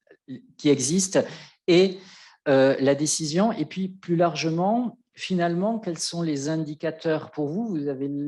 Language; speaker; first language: French; native; French